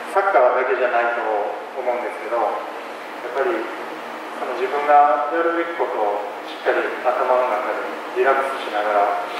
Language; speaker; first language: Japanese; native; Japanese